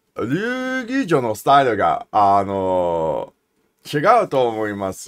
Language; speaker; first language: Japanese; non-native, learner; English